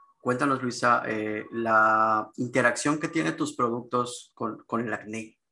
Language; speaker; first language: Spanish; native; Spanish